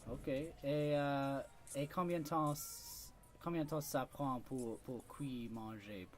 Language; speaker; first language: French; non-native, learner; English